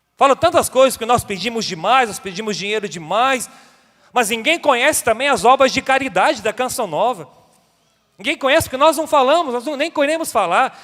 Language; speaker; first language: Portuguese; native; Portuguese